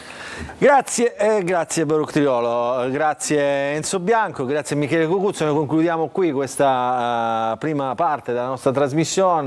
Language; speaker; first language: Italian; native; Italian